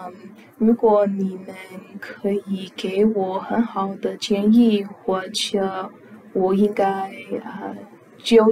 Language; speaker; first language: Chinese; non-native, fluent; English